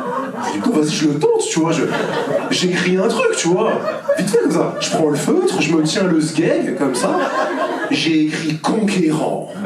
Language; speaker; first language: French; native; French